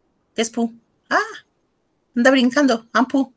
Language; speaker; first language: Spanish; native; Spanish